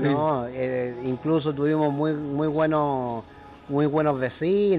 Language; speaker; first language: Spanish; native; Spanish